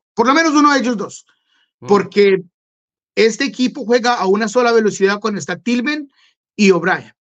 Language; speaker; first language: Spanish; native; Spanish